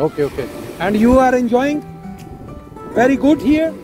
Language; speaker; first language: English; non-native, local second language; Urdu